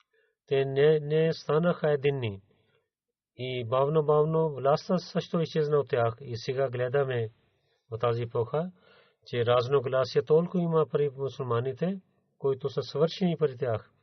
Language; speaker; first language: Bulgarian; non-native, fluent; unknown